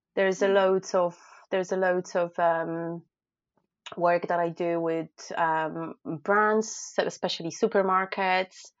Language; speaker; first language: English; non-native, fluent; Polish